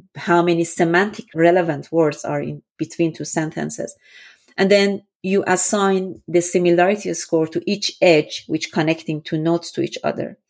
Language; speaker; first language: English; non-native, fluent; Persian